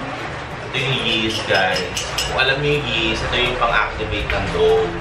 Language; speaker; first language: Filipino; native; Filipino